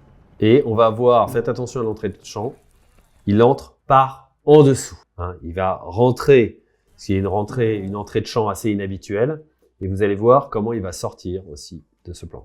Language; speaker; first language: French; native; French